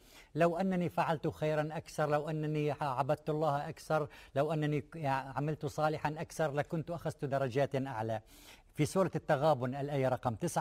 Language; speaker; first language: Arabic; native; Arabic